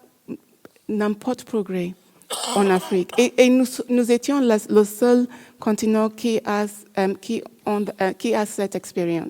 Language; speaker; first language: French; non-native, learner; English